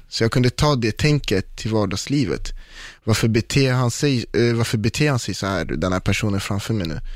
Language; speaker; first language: Swedish; early bilingual, other home language; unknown